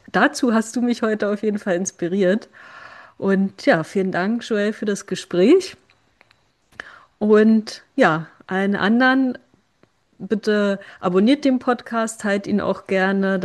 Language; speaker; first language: German; native; German